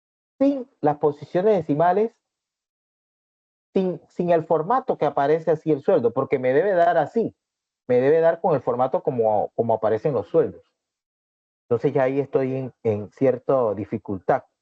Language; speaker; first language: Spanish; native; Spanish